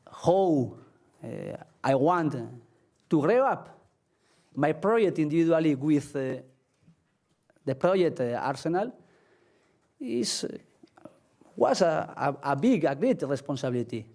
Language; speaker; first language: English; non-native, learner; Spanish